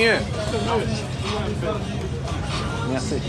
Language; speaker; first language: French; non-native, learner; Dutch